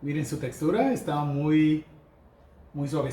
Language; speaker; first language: Spanish; native; Spanish